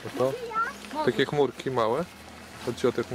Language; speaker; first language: Polish; native; Polish